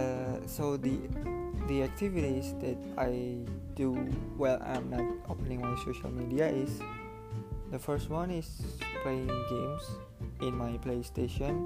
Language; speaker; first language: English; non-native, learner; Indonesian